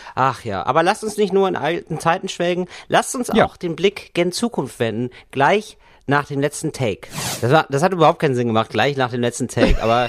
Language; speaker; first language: German; native; German